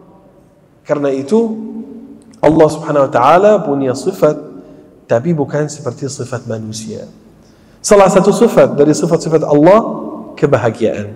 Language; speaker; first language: Indonesian; non-native, fluent; Arabic